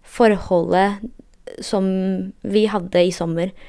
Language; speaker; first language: Norwegian; early bilingual, heritage; Polish